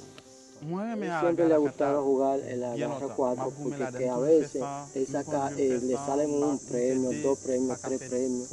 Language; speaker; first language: Spanish; non-native, learner; Haitian Creole